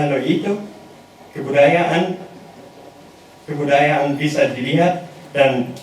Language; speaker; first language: Indonesian; non-native, learner; German